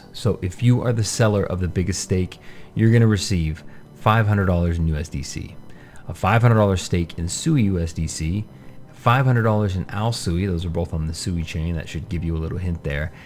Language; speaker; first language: English; native; English